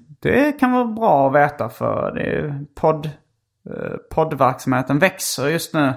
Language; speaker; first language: Swedish; native; Swedish